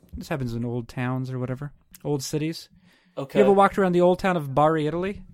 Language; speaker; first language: English; early bilingual, other home language; Italian